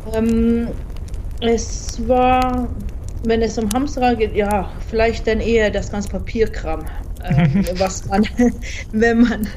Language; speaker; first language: German; non-native, fluent; Norwegian